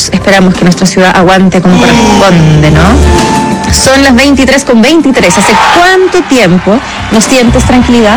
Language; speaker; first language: Spanish; native; Spanish